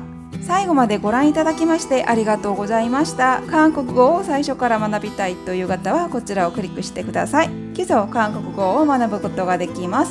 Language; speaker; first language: Japanese; non-native, fluent; Korean